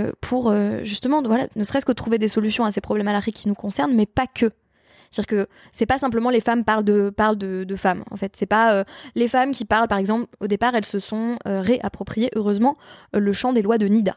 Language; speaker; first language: French; native; French